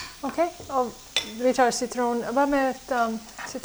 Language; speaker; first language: Swedish; non-native, fluent; English